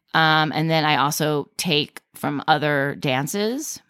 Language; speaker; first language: English; native; English